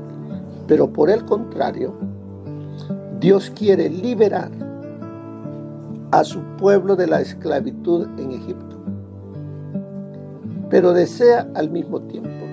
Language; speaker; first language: Spanish; native; Spanish